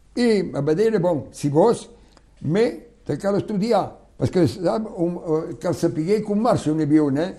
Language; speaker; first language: Catalan; non-native, local second language; French